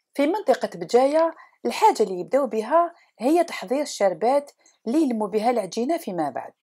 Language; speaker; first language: Arabic; native; Arabic